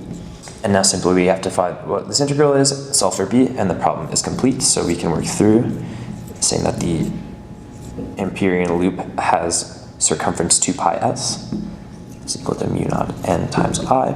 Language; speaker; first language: English; native; English